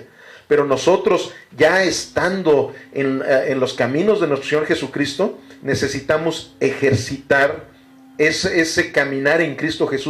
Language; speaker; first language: Spanish; native; Spanish